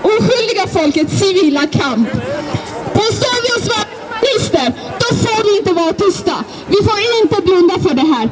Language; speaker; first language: Swedish; non-native, fluent; Azerbaijani